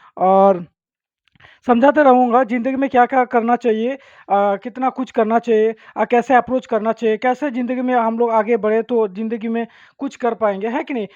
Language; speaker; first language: Hindi; non-native, local second language; Bangla